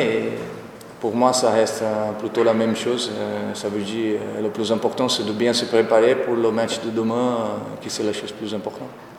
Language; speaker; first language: French; non-native, fluent; Portuguese